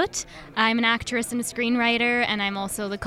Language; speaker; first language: English; non-native, fluent; French